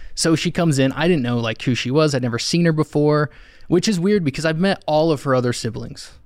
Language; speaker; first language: English; native; English